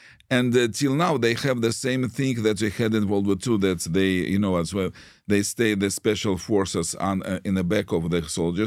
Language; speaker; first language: English; non-native, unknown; Russian